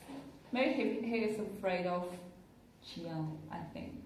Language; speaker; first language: English; non-native, learner; Chinese